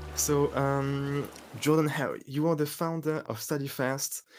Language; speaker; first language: English; non-native, fluent; French